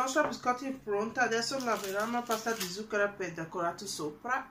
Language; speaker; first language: Italian; non-native, learner; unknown